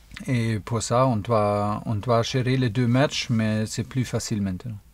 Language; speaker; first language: French; non-native, fluent; German